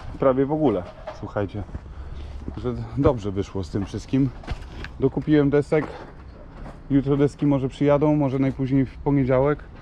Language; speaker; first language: Polish; native; Polish